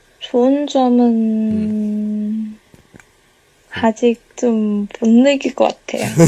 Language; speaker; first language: Korean; non-native, learner; Chinese